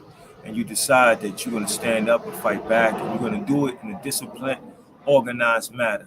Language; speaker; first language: English; native; English